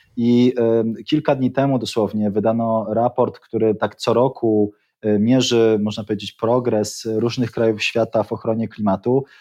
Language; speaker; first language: Polish; native; Polish